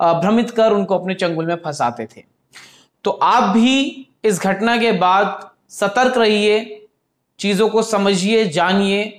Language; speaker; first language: Hindi; native; Hindi